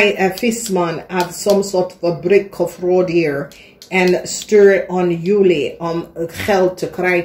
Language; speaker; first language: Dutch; non-native, learner; English